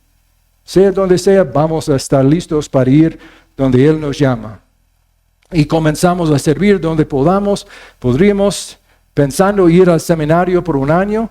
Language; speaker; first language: Spanish; non-native, fluent; English